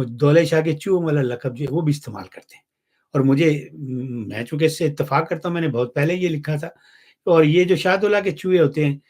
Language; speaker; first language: Urdu; non-native, local second language; Punjabi